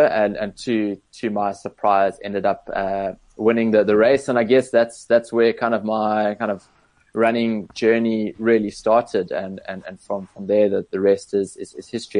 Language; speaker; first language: English; native; English